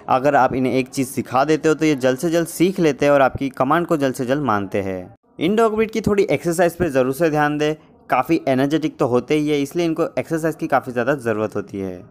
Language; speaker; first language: Hindi; native; Hindi